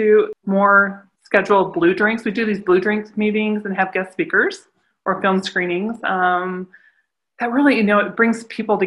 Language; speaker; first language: English; native; English